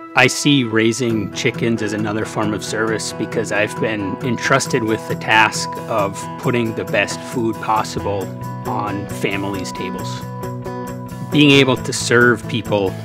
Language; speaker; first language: English; native; English